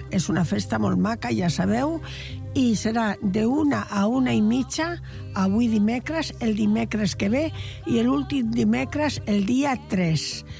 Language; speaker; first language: Catalan; non-native, local second language; Spanish